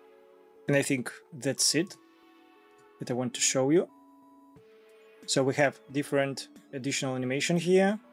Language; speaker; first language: English; non-native, fluent; Russian